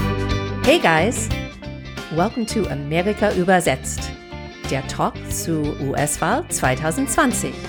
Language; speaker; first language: German; non-native, fluent; English